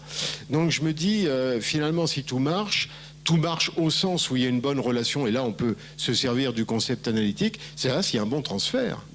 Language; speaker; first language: French; native; French